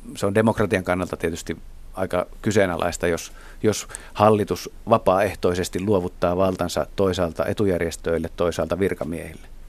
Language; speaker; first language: Finnish; native; Finnish